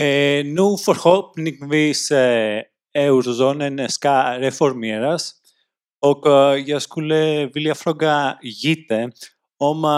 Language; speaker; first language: Swedish; non-native, fluent; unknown